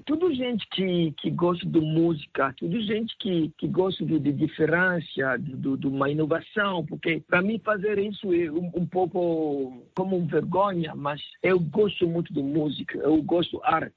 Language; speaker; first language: Portuguese; non-native, learner; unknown